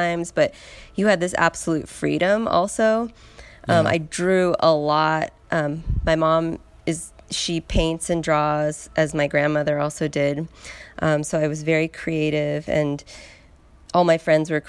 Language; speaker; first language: English; native; English